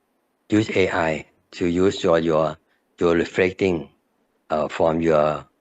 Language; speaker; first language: English; non-native, learner; Thai